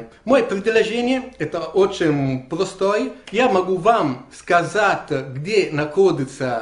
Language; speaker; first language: Russian; non-native, learner; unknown